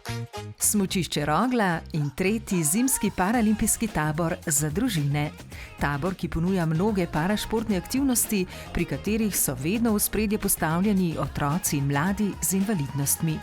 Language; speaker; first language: Slovenian; native; Slovenian